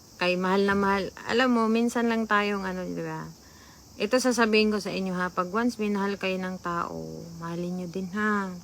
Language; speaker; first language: Filipino; non-native, local second language; Cebuano